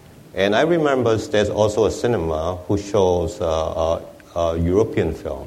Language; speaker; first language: English; non-native, local second language; Wu Chinese